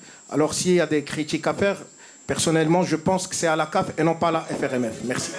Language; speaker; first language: French; non-native, local second language; Arabic